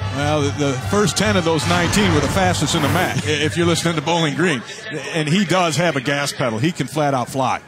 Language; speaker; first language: English; native; English